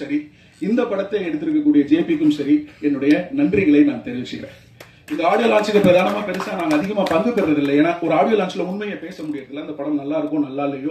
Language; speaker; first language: Tamil; native; Tamil